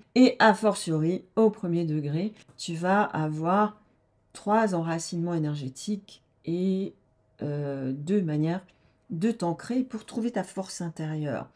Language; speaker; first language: French; native; French